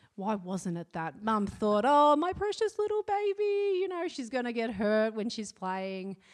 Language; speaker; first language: English; native; English